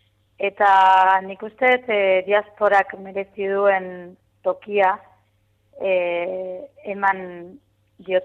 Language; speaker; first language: Basque; non-native, fluent; Spanish